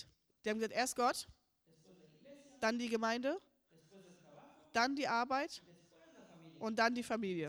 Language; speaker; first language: German; early bilingual, heritage; German